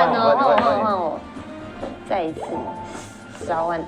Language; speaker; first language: Chinese; native; Chinese